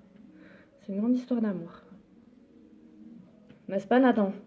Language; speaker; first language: French; native; French